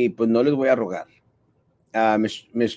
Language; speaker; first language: Spanish; early bilingual, heritage; Spanish